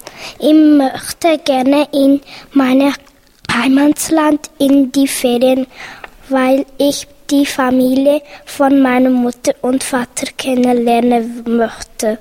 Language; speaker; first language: German; early bilingual, other home language; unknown